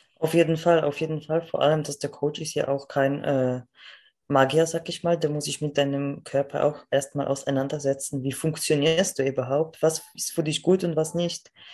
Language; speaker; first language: German; non-native, fluent; Polish